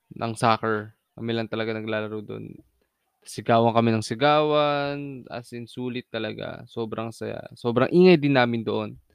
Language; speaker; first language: Filipino; non-native, local second language; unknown